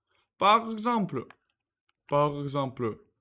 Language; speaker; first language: French; non-native, learner; Russian